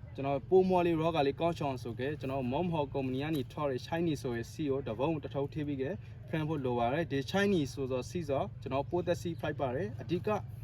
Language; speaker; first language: Burmese; native; Burmese